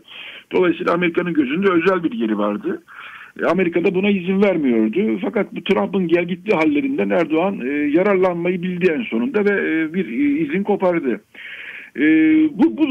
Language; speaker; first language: Turkish; native; Turkish